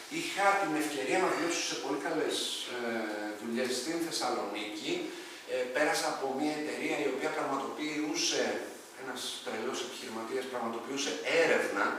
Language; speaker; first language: Greek; early bilingual, other home language; Arabic